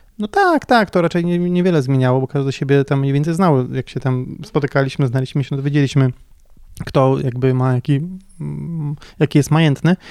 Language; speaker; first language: Polish; native; Polish